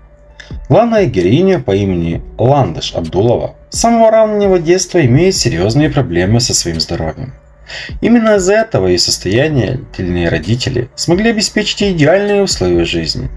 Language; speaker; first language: Russian; native; Russian